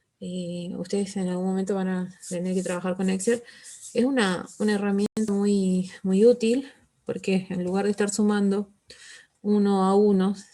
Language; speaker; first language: Spanish; native; Spanish